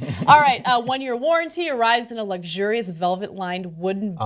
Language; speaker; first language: English; native; English